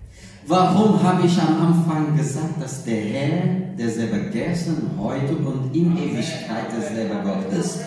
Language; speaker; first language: German; non-native, learner; Portuguese